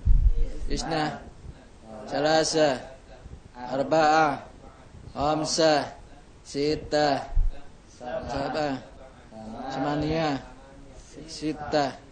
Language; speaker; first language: Arabic; non-native, learner; Indonesian